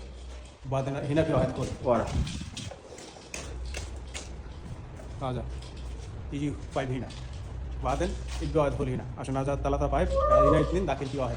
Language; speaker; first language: Arabic; non-native, learner; Bangla